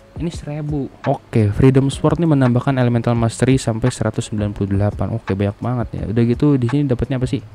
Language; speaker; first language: Indonesian; native; Indonesian